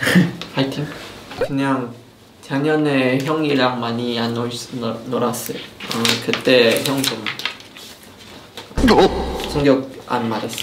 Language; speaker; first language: Korean; non-native, fluent; Chinese